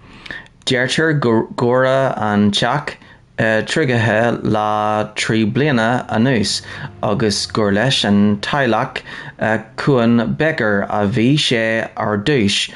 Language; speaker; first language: Irish; non-native, learner; English